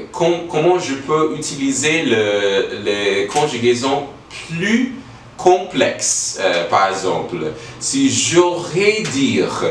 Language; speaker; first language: French; non-native, learner; English